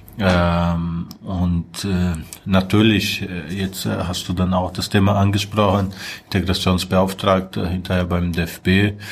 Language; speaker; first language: German; non-native, fluent; Portuguese